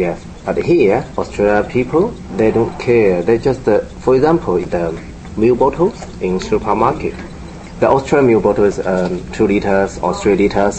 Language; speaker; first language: English; non-native, learner; Japanese